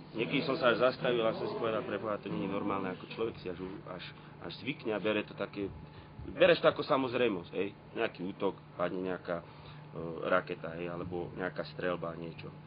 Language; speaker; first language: Slovak; native; Slovak